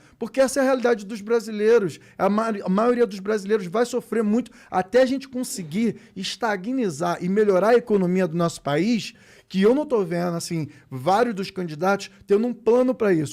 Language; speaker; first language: Portuguese; native; Portuguese